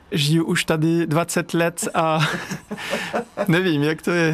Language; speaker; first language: Czech; non-native, learner; French